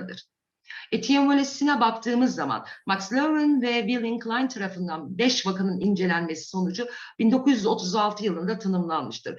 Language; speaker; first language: Turkish; native; Turkish